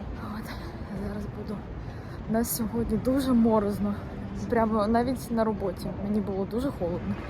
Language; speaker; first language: Ukrainian; non-native, local second language; Russian